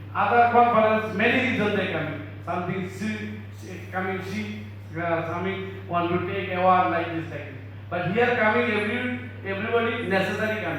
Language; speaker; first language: English; non-native, learner; Bangla